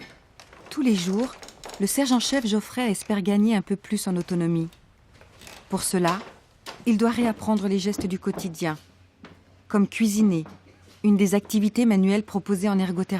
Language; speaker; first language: French; native; French